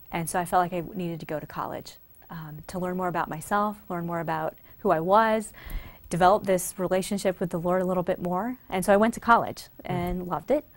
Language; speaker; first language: English; native; English